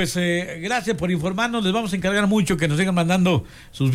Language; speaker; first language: Spanish; native; Spanish